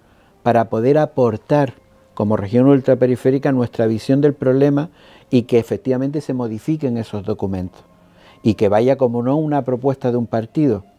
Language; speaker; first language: Spanish; native; Spanish